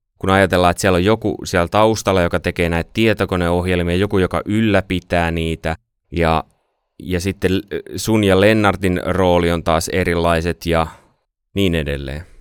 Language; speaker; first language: Finnish; native; Finnish